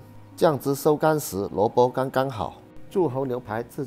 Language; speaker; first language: Chinese; native; Chinese